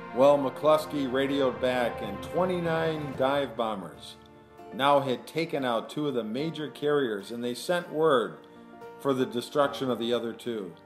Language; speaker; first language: English; native; English